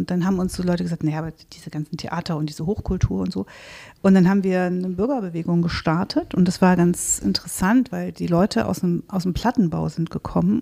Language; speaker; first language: German; native; German